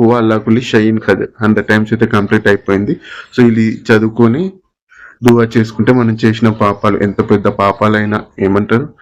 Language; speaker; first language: Telugu; non-native, local second language; Urdu